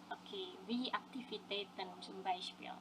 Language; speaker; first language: German; non-native, fluent; Indonesian